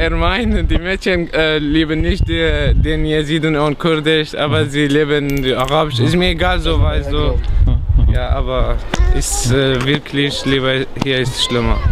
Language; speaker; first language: German; non-native, learner; Kurdish